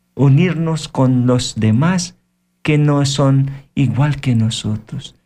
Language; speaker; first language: Spanish; non-native, fluent; Filipino